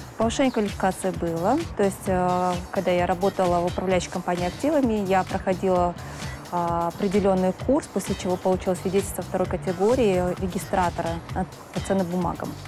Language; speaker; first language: Russian; non-native, local second language; Kazakh